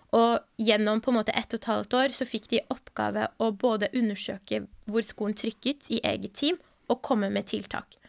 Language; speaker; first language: Norwegian; early bilingual, other home language; Persian